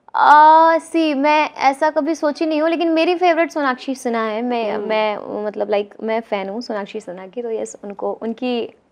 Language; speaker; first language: Hindi; native; Hindi